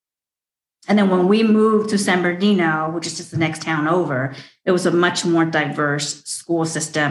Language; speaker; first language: English; early bilingual, other home language; Chinese